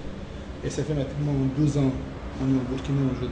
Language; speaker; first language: French; non-native, local second language; Arabic